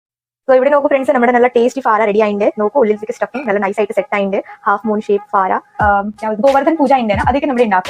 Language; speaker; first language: Malayalam; non-native, fluent; Hindi